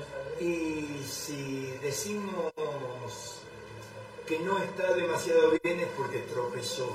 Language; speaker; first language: Spanish; native; Spanish